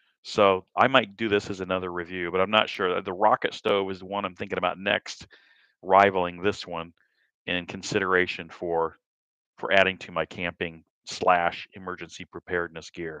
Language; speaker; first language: English; native; English